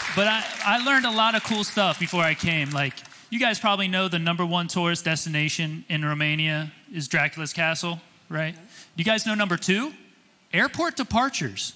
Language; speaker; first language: English; native; English